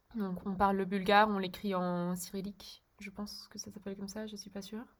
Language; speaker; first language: French; early bilingual, other home language; Czech